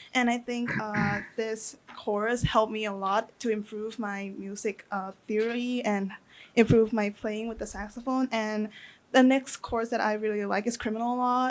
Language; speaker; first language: English; non-native, fluent; Thai